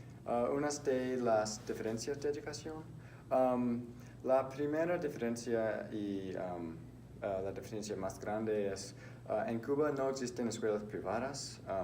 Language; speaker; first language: Spanish; non-native, learner; English